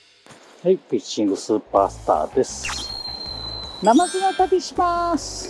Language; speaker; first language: Japanese; native; Japanese